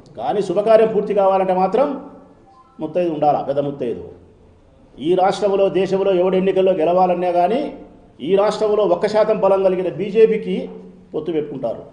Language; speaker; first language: Telugu; native; Telugu